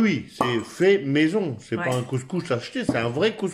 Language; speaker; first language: French; native; French